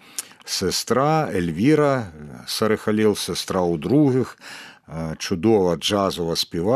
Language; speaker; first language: Ukrainian; native; Ukrainian